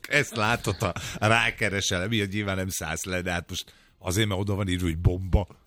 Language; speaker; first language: Hungarian; native; Hungarian